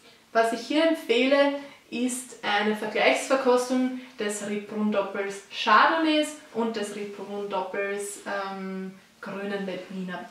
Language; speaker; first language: German; native; German